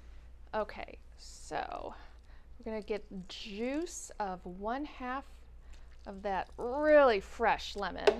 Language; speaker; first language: English; native; English